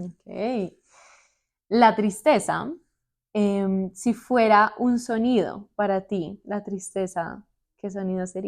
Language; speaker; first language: Spanish; native; Spanish